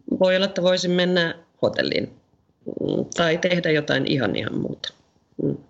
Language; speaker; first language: Finnish; native; Finnish